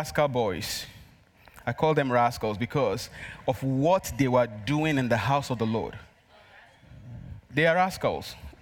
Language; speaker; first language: English; non-native, local second language; Yoruba